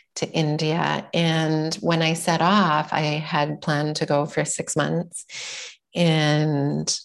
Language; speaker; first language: English; native; English